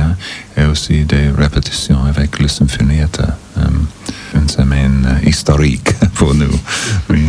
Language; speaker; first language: French; non-native, learner; English